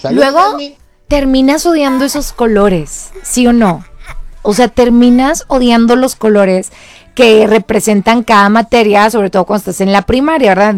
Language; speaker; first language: Spanish; native; Spanish